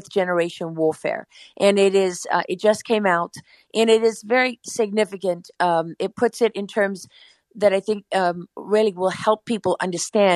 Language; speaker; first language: English; native; English